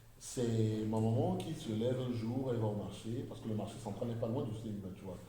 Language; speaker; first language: French; non-native, local second language; Basaa